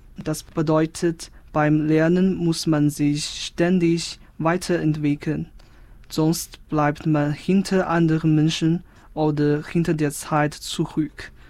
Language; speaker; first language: German; non-native, fluent; Chinese